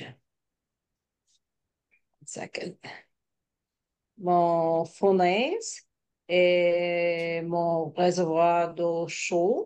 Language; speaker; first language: French; non-native, learner; English